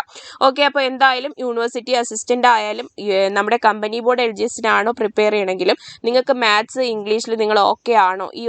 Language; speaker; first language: Malayalam; native; Malayalam